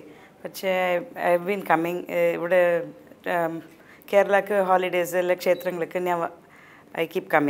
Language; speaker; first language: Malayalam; non-native, local second language; Tamil